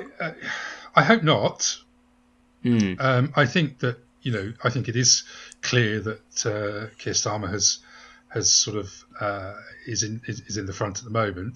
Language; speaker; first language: English; native; English